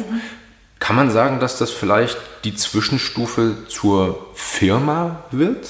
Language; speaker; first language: German; native; German